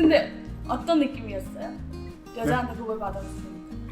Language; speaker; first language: Korean; non-native, fluent; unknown